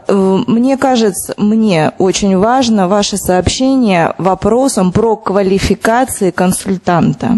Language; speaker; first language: Russian; native; Russian